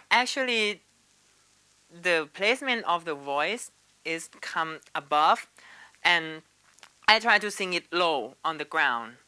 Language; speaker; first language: English; non-native, learner; Thai